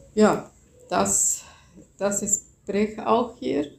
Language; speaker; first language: German; non-native, fluent; Spanish